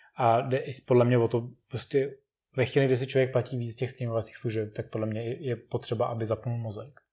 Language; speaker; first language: Czech; native; Czech